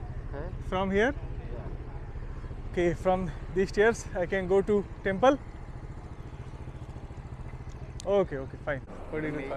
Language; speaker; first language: English; non-native, local second language; Hindi